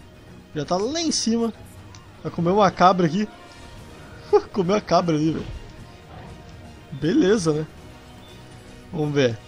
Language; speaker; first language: Portuguese; native; Portuguese